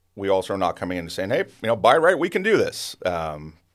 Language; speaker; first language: English; native; English